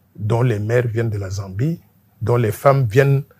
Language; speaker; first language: French; non-native, local second language; Luba-Lulua